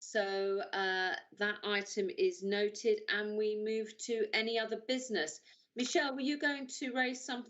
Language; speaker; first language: English; native; English